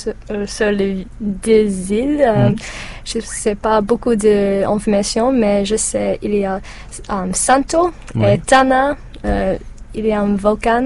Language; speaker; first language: French; non-native, learner; English